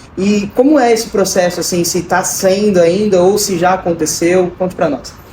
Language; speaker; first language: Portuguese; native; Portuguese